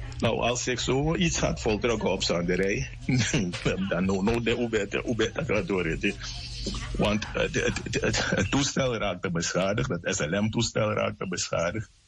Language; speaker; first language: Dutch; native; Dutch